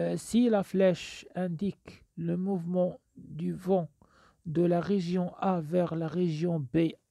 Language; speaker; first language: French; non-native, local second language; Arabic